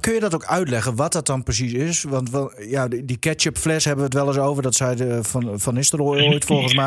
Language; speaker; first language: Dutch; native; Dutch